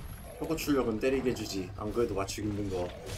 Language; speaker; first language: Korean; native; Korean